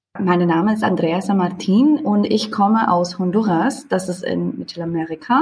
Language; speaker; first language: German; non-native, fluent; Spanish